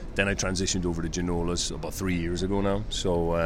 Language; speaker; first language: English; native; English